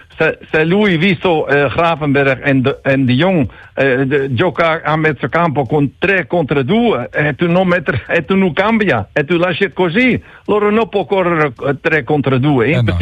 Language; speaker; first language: Italian; non-native, learner; Dutch